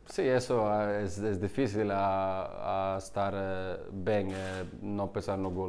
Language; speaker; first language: Portuguese; non-native, learner; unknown